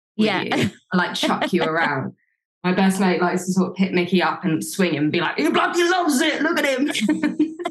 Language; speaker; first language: English; native; English